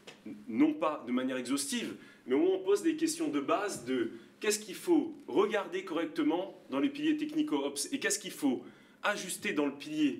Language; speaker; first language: French; native; French